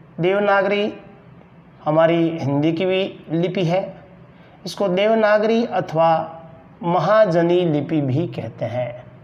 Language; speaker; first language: Hindi; native; Hindi